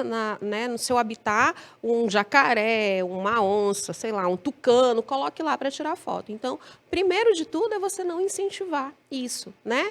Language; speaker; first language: Portuguese; native; Portuguese